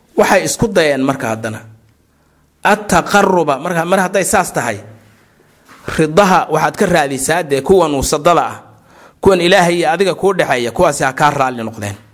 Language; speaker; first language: Somali; native; Somali